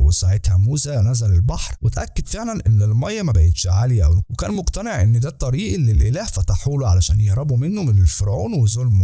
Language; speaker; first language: Arabic; native; Arabic